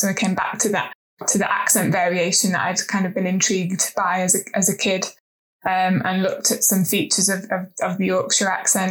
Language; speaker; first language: English; native; English